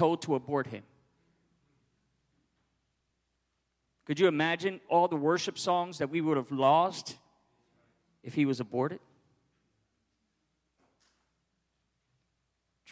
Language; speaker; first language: English; native; English